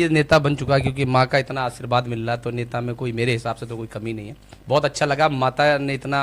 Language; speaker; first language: Hindi; native; Hindi